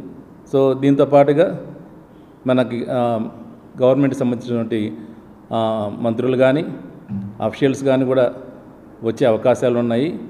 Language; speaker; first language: Telugu; native; Telugu